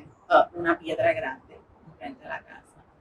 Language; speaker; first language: Spanish; early bilingual, heritage; English